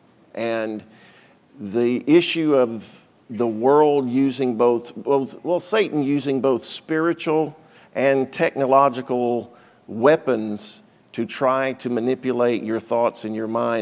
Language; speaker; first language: English; native; English